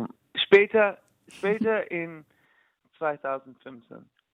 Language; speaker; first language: German; non-native, learner; English